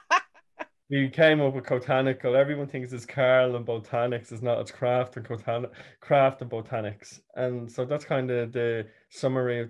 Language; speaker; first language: English; native; English